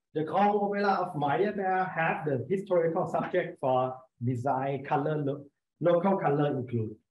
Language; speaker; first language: English; non-native, learner; Thai